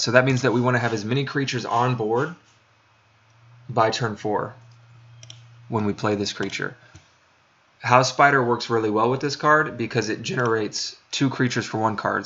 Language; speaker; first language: English; native; English